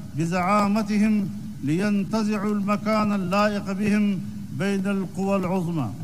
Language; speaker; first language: Arabic; non-native, fluent; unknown